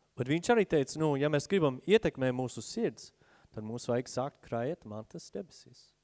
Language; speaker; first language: Latvian; non-native, fluent; English